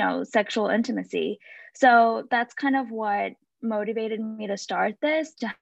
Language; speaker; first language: English; non-native, local second language; Sinhala